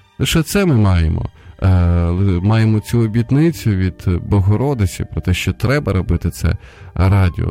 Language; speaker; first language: Ukrainian; non-native, local second language; Russian